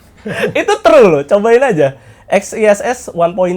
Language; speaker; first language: Indonesian; native; Indonesian